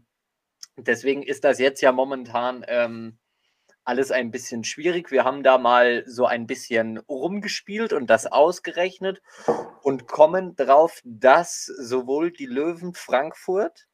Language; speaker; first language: German; native; German